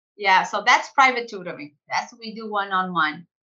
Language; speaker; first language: English; early bilingual, other home language; Portuguese